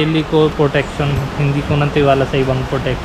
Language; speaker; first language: Filipino; non-native, learner; Punjabi